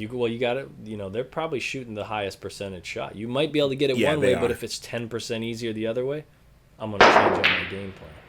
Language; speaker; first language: English; native; English